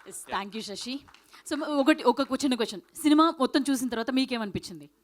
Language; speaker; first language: Telugu; native; Telugu